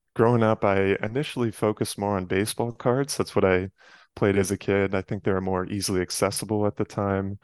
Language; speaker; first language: English; native; English